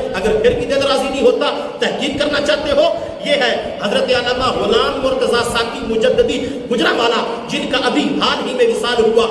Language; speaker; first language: Urdu; non-native, local second language; Punjabi